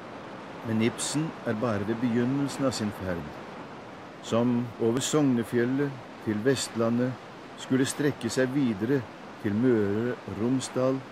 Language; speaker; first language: Norwegian; native; Norwegian